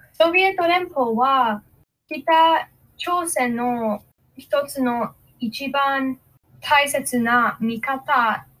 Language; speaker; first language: Japanese; non-native, learner; English